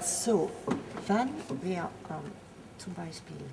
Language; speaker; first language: German; non-native, learner; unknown